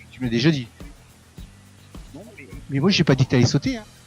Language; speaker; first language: French; native; French